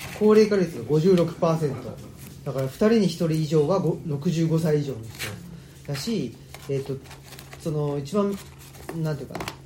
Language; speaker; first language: Japanese; native; Japanese